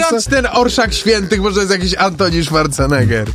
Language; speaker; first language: Polish; native; Polish